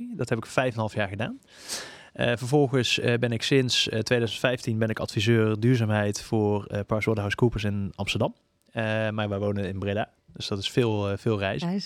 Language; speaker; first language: Dutch; native; Dutch